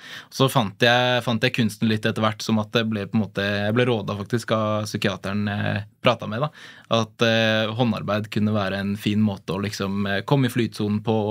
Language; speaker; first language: Norwegian; native; Norwegian